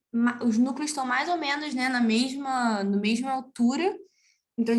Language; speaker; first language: Portuguese; native; Portuguese